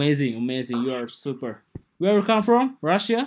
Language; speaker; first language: English; non-native, learner; Indonesian